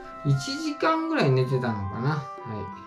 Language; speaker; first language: Japanese; native; Japanese